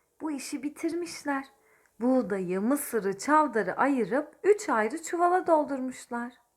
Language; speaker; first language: Turkish; native; Turkish